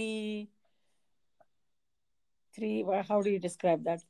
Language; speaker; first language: English; non-native, local second language; Telugu